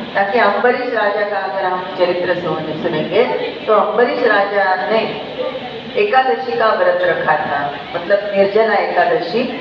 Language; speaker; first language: Hindi; non-native, local second language; Marathi